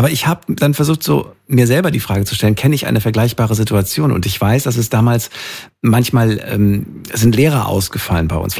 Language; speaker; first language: German; native; German